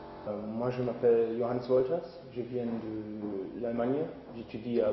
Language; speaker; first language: French; non-native, fluent; German